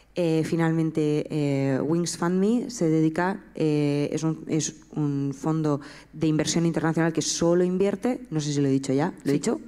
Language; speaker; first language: Spanish; native; Spanish